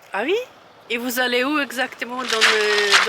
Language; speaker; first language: French; non-native, fluent; Russian